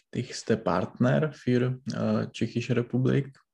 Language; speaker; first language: German; non-native, learner; Czech